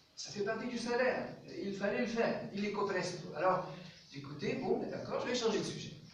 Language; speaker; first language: French; non-native, local second language; Arabic